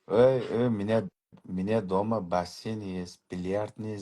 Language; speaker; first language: Russian; non-native, learner; Uzbek